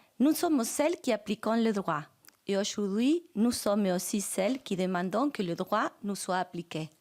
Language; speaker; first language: French; non-native, fluent; Spanish